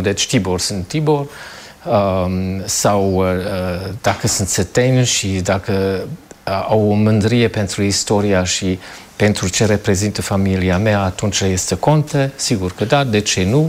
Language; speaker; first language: Romanian; non-native, fluent; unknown